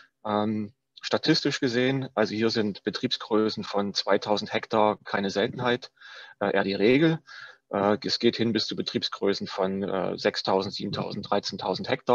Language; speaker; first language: German; native; German